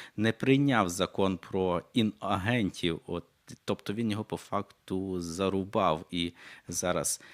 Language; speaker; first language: Ukrainian; native; Ukrainian